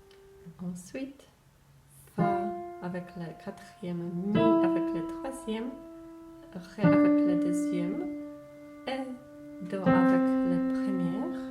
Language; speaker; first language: French; non-native, fluent; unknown